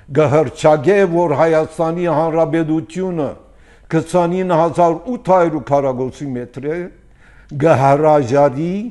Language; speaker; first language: Armenian; early bilingual, heritage; Armenian